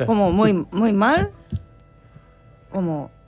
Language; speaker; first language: Spanish; non-native, learner; Japanese